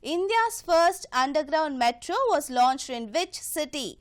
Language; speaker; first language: English; non-native, local second language; Tamil